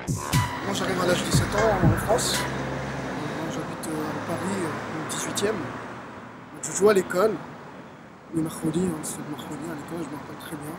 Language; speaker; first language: French; early bilingual, other home language; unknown